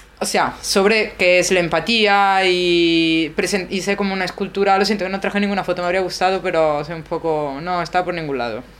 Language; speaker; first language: Spanish; non-native, fluent; Italian